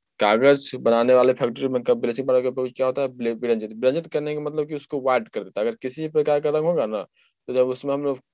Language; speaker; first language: Hindi; native; Hindi